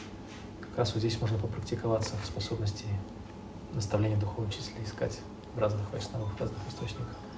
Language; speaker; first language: Russian; native; Russian